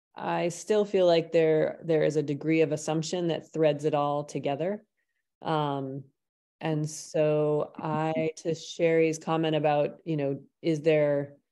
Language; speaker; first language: English; native; English